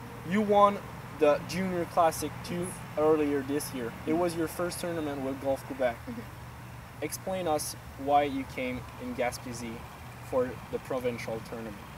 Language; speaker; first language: English; non-native, fluent; French